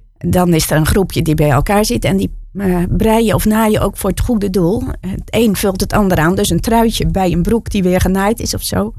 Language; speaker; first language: Dutch; native; Dutch